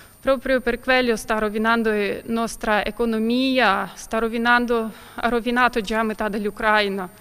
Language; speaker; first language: Italian; non-native, learner; Ukrainian